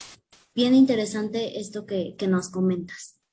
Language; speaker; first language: Spanish; native; Spanish